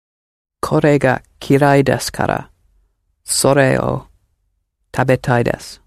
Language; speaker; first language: Japanese; non-native, learner; English